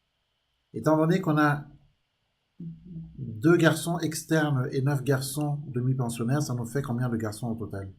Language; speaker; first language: French; native; French